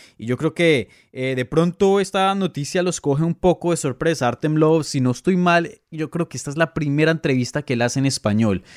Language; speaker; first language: Spanish; native; Spanish